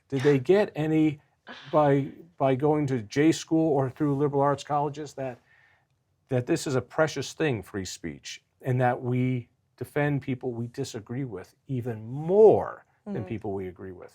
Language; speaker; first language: English; native; English